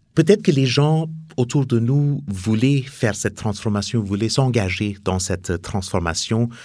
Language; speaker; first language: French; non-native, fluent; English